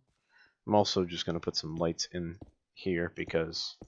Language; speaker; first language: English; native; English